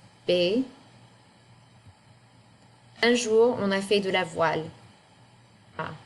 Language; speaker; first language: French; non-native, fluent; English